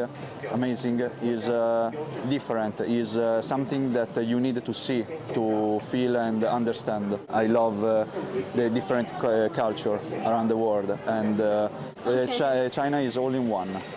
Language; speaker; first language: English; non-native, learner; Italian